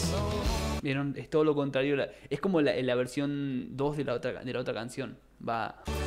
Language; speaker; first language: Spanish; native; Spanish